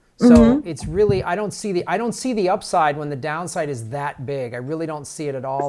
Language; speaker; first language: English; native; English